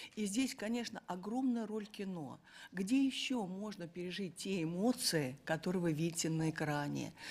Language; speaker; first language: Russian; native; Russian